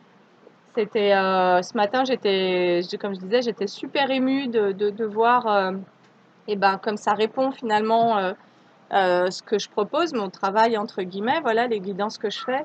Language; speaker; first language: French; native; French